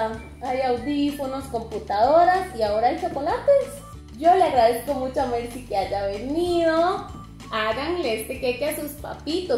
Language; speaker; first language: Spanish; native; Spanish